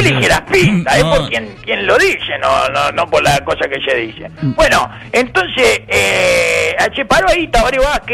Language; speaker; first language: Spanish; native; Spanish